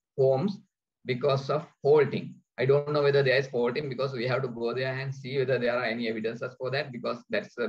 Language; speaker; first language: English; non-native, local second language; Sinhala